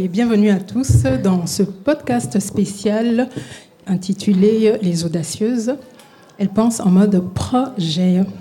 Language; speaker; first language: French; non-native, local second language; Lingala